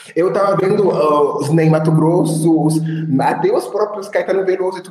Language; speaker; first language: Portuguese; non-native, fluent; French